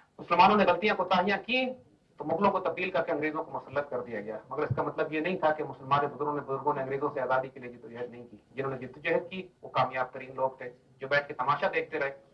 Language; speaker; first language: Urdu; native; Urdu